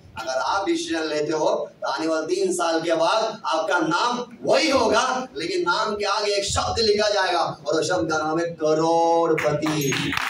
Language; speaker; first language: Hindi; non-native, local second language; Kannada